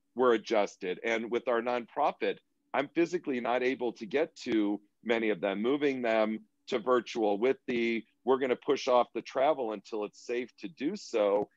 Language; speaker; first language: English; native; English